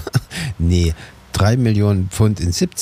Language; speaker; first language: German; native; German